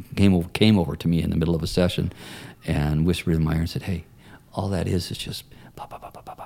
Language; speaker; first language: English; native; English